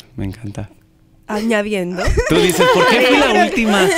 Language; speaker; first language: Spanish; native; Spanish